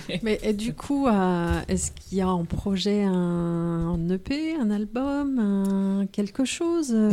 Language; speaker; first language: French; native; French